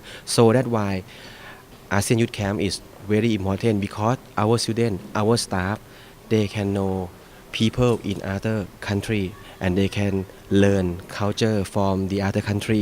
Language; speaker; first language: English; non-native, fluent; Thai